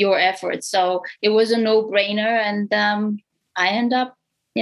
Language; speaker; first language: English; non-native, fluent; Romanian